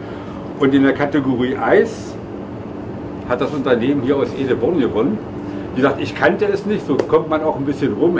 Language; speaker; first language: German; native; German